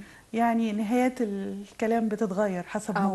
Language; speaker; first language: Arabic; native; Arabic